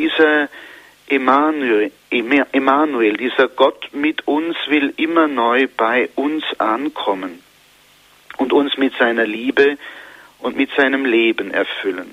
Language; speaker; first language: German; native; German